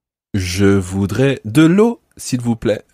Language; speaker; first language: French; non-native, fluent; English